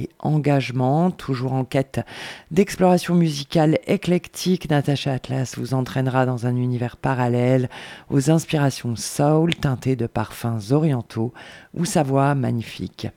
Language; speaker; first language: French; native; French